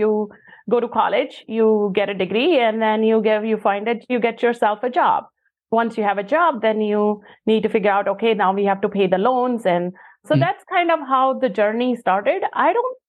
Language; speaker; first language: English; non-native, local second language; Punjabi